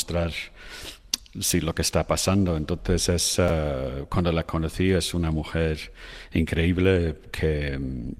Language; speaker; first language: Spanish; non-native, fluent; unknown